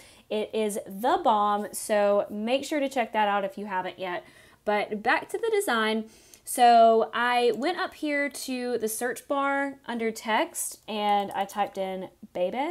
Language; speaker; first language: English; native; English